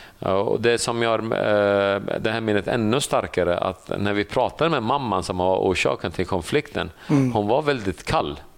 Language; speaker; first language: Swedish; early bilingual, other home language; Assyrian Neo-Aramaic